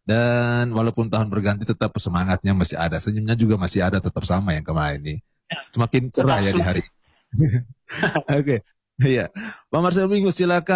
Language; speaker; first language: Indonesian; native; Indonesian